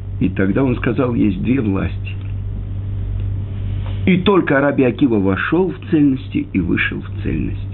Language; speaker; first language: Russian; native; Russian